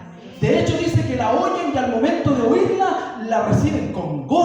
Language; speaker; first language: Spanish; native; Spanish